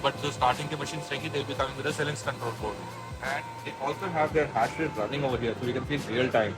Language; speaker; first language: English; non-native, local second language; Hindi